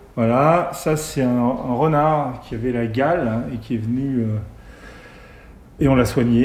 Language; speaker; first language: French; native; French